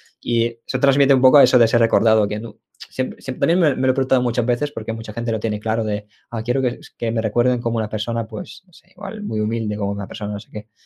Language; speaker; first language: Spanish; early bilingual, other home language; Ukrainian